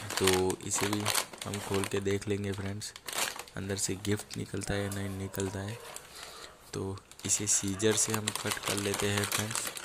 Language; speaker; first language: Hindi; native; Hindi